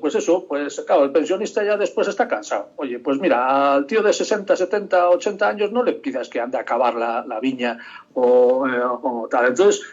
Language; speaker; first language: Spanish; non-native, local second language; Galician